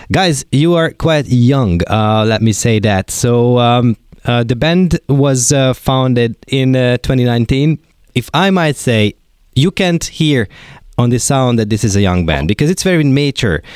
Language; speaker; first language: English; non-native, fluent; Hungarian